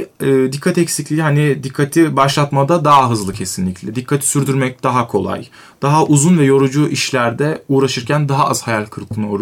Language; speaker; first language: Turkish; native; Turkish